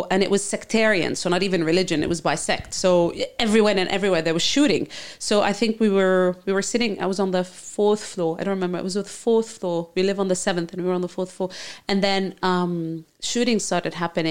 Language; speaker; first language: English; non-native, fluent; Arabic